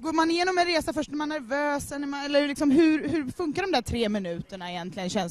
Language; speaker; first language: Swedish; native; Swedish